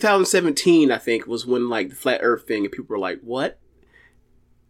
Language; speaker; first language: English; native; English